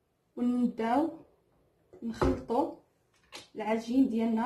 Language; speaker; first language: Arabic; native; Arabic